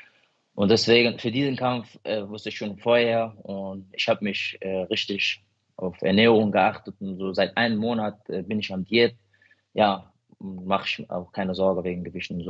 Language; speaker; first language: German; non-native, fluent; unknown